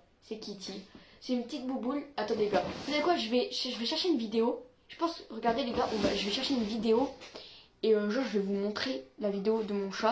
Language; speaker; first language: French; native; French